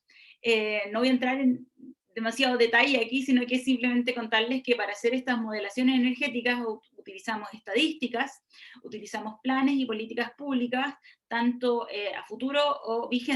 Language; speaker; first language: Spanish; native; Spanish